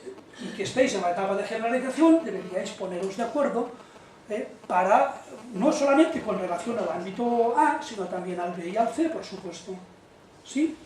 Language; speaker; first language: Spanish; native; Spanish